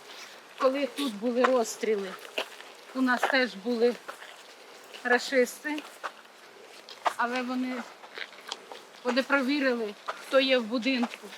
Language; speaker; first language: Ukrainian; native; Ukrainian